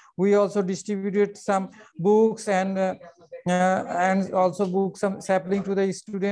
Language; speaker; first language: English; non-native, local second language; Bangla